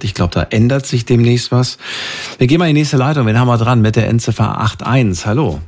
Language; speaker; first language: German; native; German